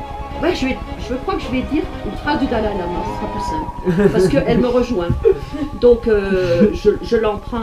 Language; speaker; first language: French; native; French